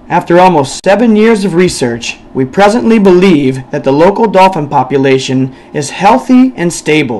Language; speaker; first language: English; native; English